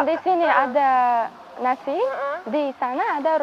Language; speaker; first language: Indonesian; non-native, learner; Uzbek